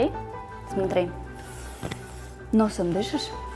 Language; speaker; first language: Russian; non-native, local second language; Kyrgyz